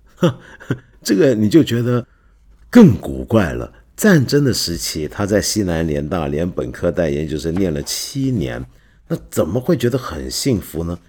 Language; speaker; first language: Chinese; non-native, local second language; Cantonese